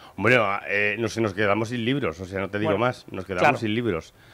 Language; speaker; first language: Spanish; native; Spanish